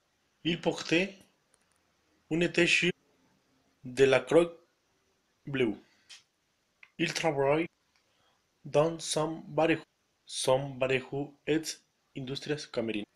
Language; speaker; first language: French; non-native, learner; Spanish